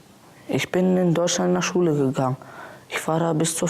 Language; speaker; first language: German; early bilingual, other home language; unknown